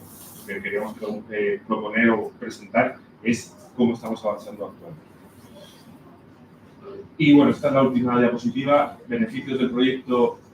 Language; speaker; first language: Spanish; native; Spanish